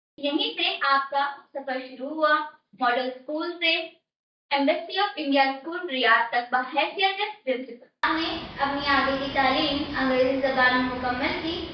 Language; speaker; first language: Urdu; native; Urdu